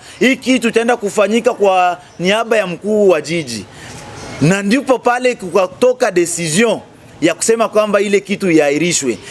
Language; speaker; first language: Swahili; native; Swahili